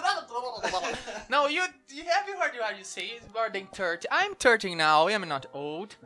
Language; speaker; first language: English; non-native, learner; Portuguese